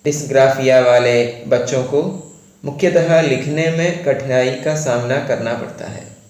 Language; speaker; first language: Hindi; non-native, local second language; Malayalam